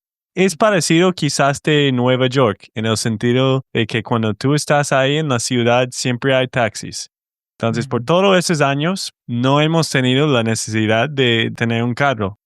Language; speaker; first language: Spanish; non-native, fluent; English